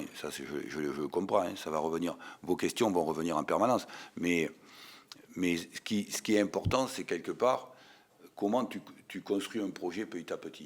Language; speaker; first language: French; native; French